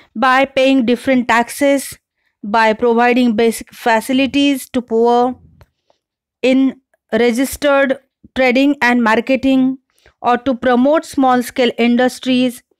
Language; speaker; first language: English; non-native, local second language; Marathi